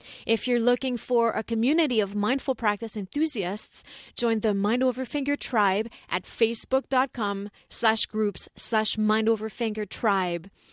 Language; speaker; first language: English; non-native, fluent; French